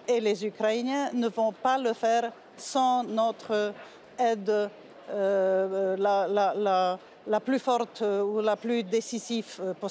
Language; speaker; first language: French; non-native, fluent; Polish